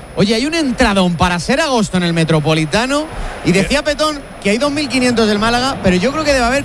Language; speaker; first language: Spanish; native; Spanish